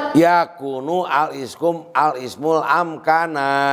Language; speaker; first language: Arabic; non-native, fluent; Indonesian